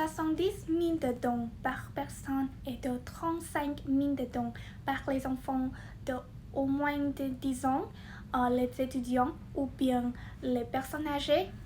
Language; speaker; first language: French; non-native, learner; Vietnamese